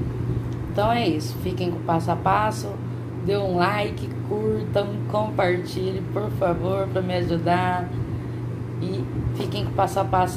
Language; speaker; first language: Portuguese; native; Portuguese